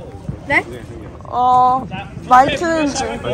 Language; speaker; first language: Korean; native; Korean